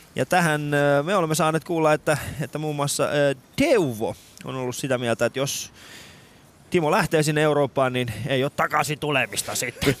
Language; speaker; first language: Finnish; non-native, fluent; Persian